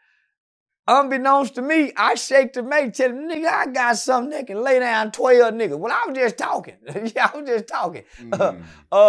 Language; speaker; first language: English; native; English